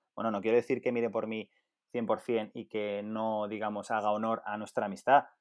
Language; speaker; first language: Spanish; native; Spanish